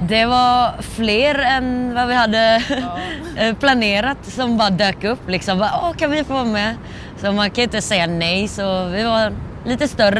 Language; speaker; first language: Swedish; native; Swedish